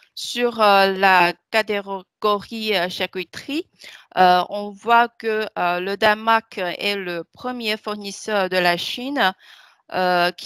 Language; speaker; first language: French; non-native, fluent; Chinese